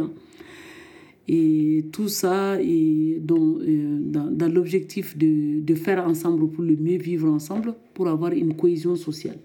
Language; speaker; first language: French; non-native, local second language; Soninke